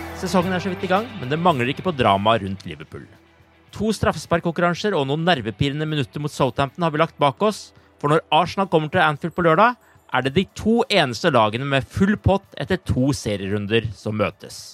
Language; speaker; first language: Norwegian; native; Norwegian